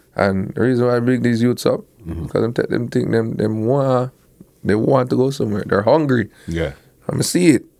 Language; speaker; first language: English; native; English